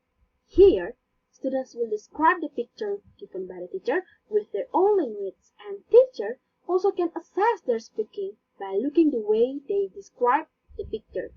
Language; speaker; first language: English; non-native, learner; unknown